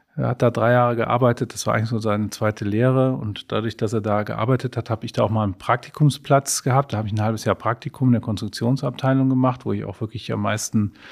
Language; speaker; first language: German; native; German